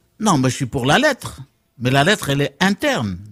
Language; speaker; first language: French; non-native, local second language; Arabic